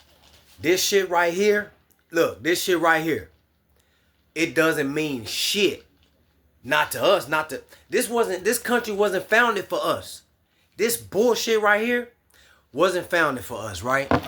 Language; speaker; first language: English; native; English